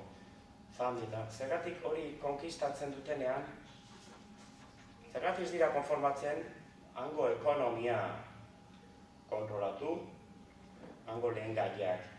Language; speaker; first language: Basque; native; Basque